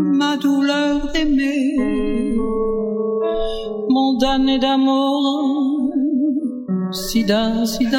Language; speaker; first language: French; native; French